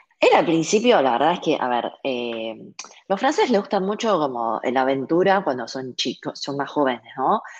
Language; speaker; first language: Spanish; early bilingual, other home language; Chinese